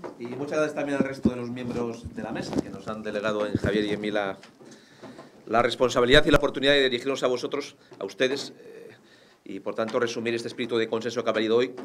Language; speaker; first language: Spanish; native; Spanish